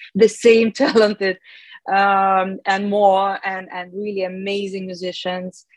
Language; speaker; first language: English; non-native, fluent; Russian